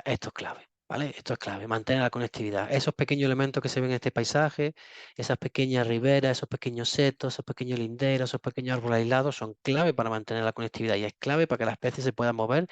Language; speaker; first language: Spanish; native; Spanish